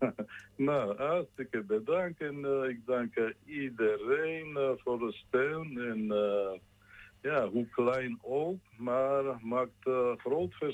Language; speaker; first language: Dutch; non-native, learner; Georgian